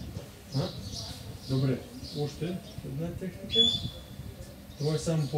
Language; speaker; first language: Bulgarian; non-native, learner; Russian